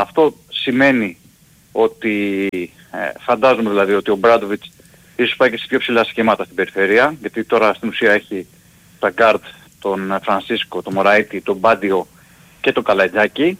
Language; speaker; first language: Greek; native; Greek